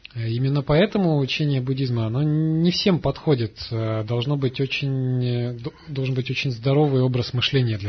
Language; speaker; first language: Russian; native; Russian